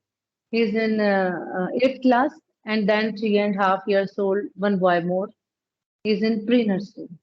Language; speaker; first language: English; non-native, learner; Punjabi